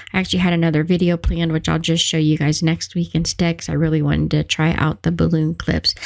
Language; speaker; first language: English; native; English